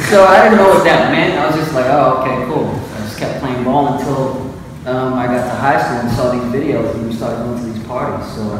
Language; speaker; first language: English; native; English